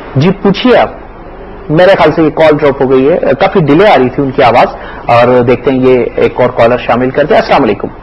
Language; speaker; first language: Urdu; native; Urdu